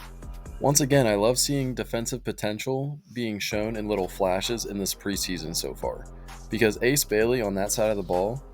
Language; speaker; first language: English; native; English